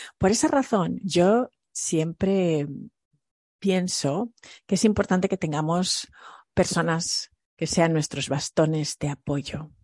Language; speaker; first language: Spanish; early bilingual, other home language; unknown